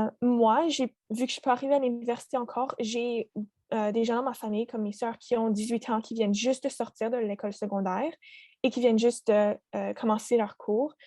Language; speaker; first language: French; native; French